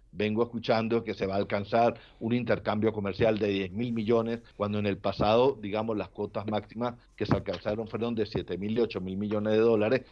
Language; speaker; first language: Spanish; native; Spanish